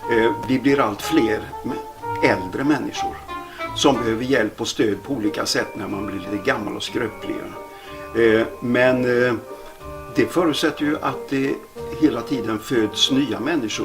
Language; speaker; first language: Swedish; native; Swedish